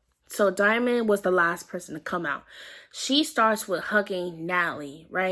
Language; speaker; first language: English; native; English